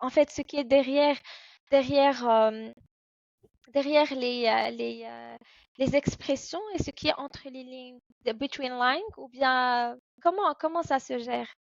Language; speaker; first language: French; non-native, fluent; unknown